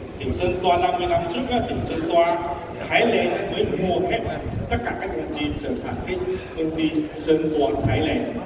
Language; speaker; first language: Vietnamese; non-native, fluent; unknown